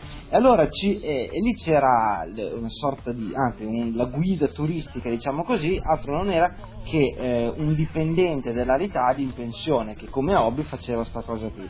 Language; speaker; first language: Italian; native; Italian